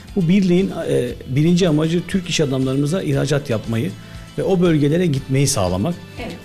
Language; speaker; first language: Turkish; native; Turkish